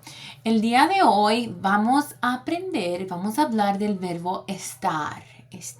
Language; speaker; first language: Spanish; early bilingual, other home language; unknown